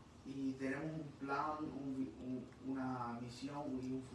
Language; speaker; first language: Spanish; early bilingual, heritage; English